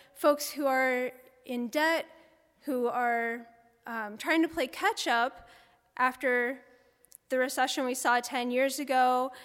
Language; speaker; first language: English; native; English